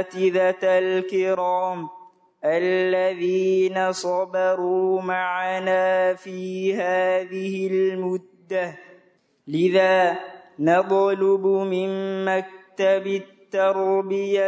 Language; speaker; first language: Arabic; non-native, local second language; Somali